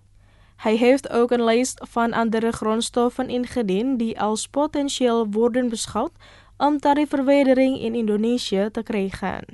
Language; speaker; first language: Dutch; non-native, fluent; Indonesian